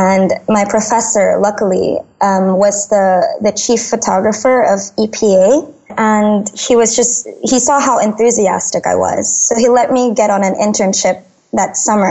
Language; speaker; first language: English; non-native, local second language; Filipino